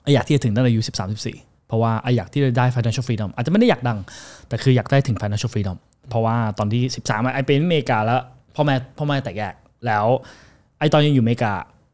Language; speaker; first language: Thai; non-native, fluent; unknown